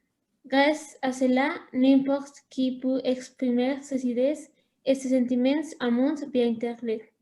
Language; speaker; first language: French; non-native, learner; Spanish